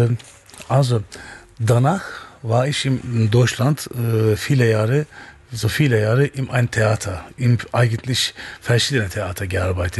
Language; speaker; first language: German; non-native, learner; Turkish